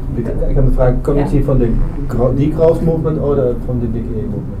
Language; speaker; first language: German; non-native, learner; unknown